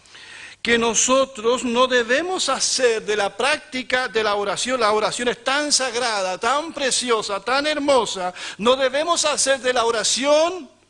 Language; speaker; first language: Spanish; native; Spanish